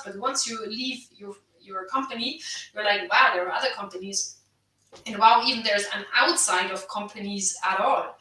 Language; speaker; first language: English; non-native, fluent; German